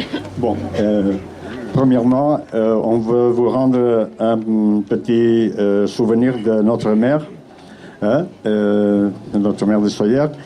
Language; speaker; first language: French; non-native, learner; Catalan